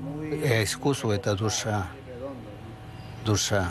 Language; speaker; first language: Russian; non-native, learner; Spanish